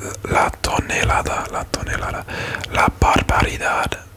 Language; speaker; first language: Spanish; non-native, learner; English